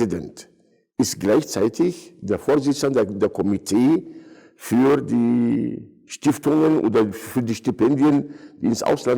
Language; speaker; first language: German; non-native, fluent; Arabic